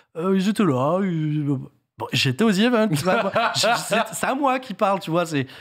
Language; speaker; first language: French; native; French